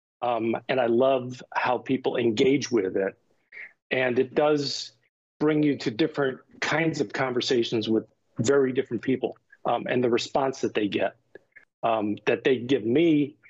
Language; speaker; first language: English; native; English